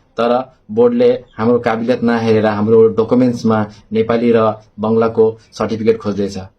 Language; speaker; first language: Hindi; non-native, local second language; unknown